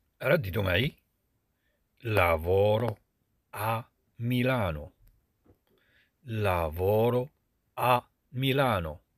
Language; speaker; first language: Italian; non-native, fluent; Arabic